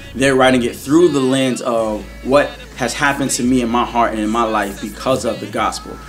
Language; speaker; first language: English; native; English